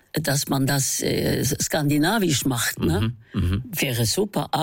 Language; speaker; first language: German; non-native, fluent; Norwegian